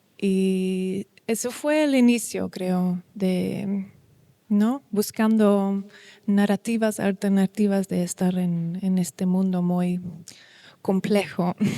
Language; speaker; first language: Spanish; non-native, learner; Dutch